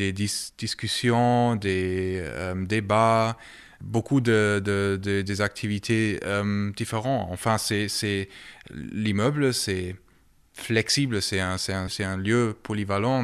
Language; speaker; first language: French; early bilingual, heritage; German